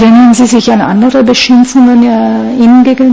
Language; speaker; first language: German; non-native, fluent; Italian